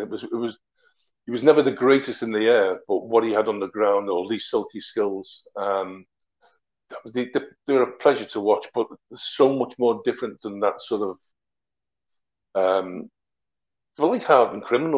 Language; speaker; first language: English; native; English